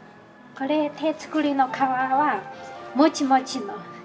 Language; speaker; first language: Japanese; non-native, learner; Chinese